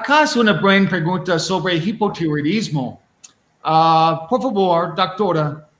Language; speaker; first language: Spanish; non-native, learner; English